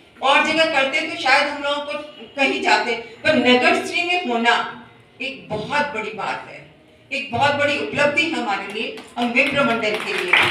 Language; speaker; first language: Hindi; native; Hindi